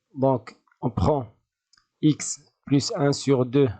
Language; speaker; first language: French; non-native, local second language; Arabic